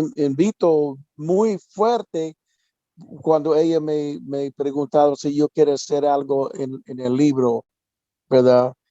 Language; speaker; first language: Spanish; non-native, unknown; English